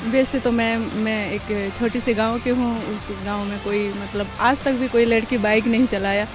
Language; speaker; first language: Hindi; non-native, local second language; Odia